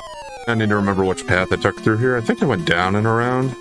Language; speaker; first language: English; native; English